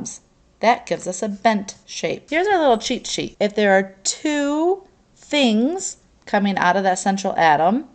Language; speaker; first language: English; native; English